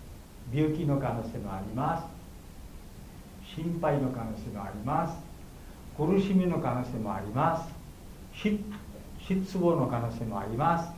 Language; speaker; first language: Japanese; non-native, learner; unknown